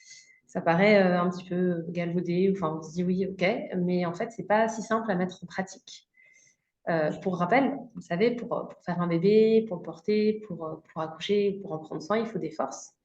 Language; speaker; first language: French; native; French